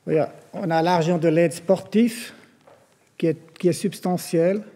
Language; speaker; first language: French; non-native, local second language; German